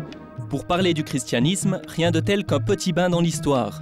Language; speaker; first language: French; native; French